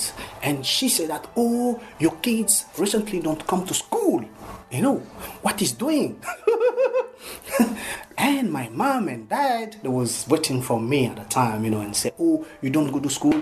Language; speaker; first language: English; non-native, learner; French